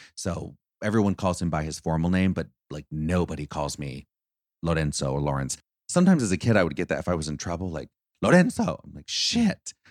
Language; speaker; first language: English; early bilingual, other home language; Spanish